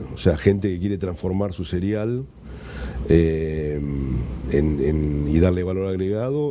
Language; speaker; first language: Spanish; native; Spanish